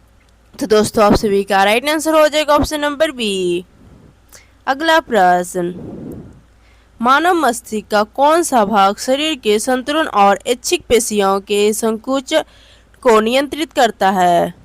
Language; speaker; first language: Hindi; native; Hindi